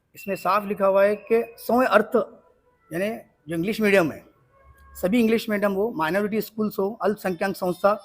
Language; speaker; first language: Hindi; non-native, local second language; Marathi